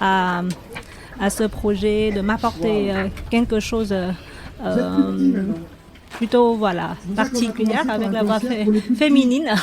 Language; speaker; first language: French; non-native, fluent; Vietnamese